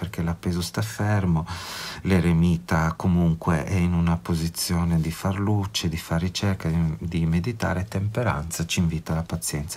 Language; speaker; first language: Italian; native; Italian